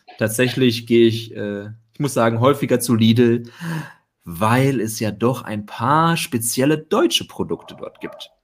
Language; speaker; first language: German; native; German